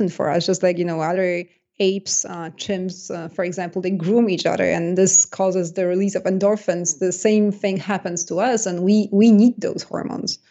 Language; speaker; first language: English; non-native, fluent; Polish